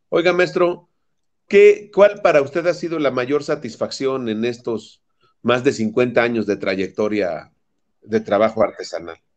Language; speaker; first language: Spanish; native; Spanish